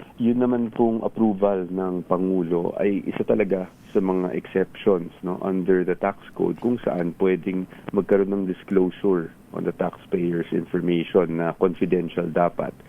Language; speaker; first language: Filipino; native; Filipino